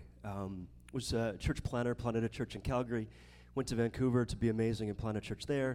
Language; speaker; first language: English; native; English